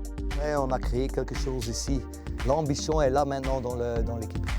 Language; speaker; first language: French; non-native, local second language; Dutch